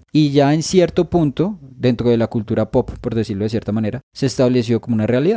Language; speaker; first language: Spanish; native; Spanish